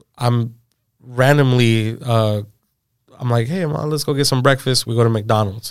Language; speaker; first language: English; native; English